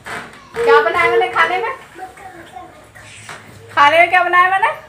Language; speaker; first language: Hindi; native; Hindi